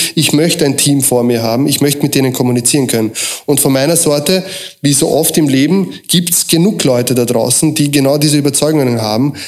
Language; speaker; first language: German; early bilingual, other home language; Croatian